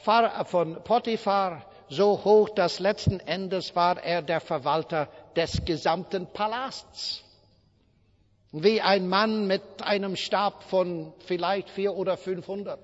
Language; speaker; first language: German; non-native, fluent; English